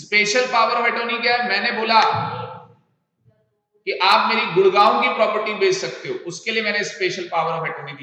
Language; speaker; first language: Hindi; native; Hindi